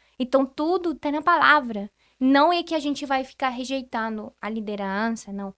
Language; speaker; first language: Portuguese; non-native, fluent; Spanish